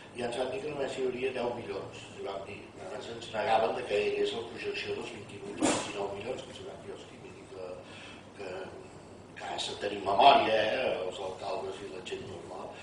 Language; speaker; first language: Catalan; native; Catalan